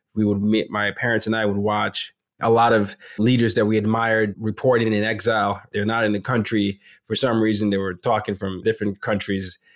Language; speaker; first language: English; non-native, local second language; Yoruba